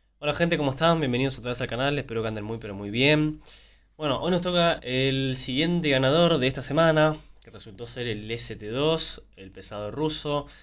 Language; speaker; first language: Spanish; native; Spanish